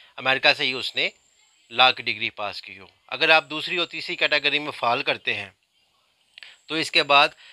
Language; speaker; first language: Urdu; native; Urdu